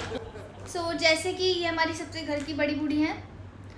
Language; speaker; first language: Hindi; native; Hindi